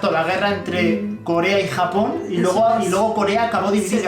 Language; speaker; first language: Spanish; native; Spanish